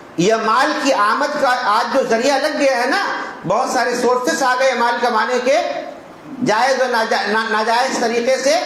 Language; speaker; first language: Urdu; native; Urdu